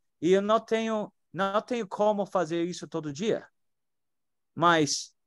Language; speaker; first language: Portuguese; non-native, fluent; English